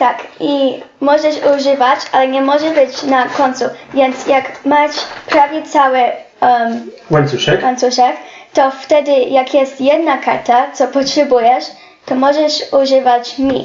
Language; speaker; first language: Polish; non-native, learner; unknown